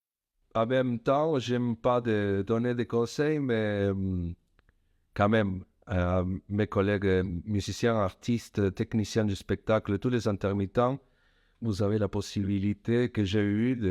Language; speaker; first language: French; non-native, fluent; Spanish